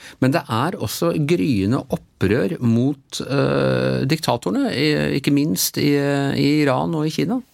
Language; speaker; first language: Norwegian; native; Norwegian